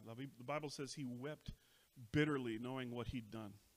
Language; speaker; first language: English; native; English